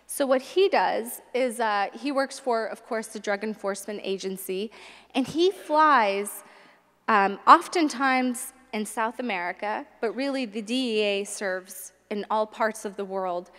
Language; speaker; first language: English; native; English